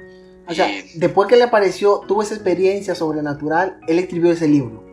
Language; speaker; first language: Spanish; native; Spanish